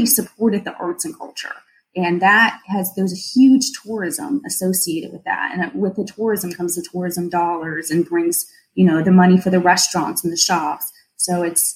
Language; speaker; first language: English; native; English